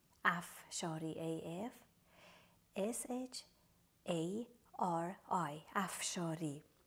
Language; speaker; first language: English; non-native, fluent; Persian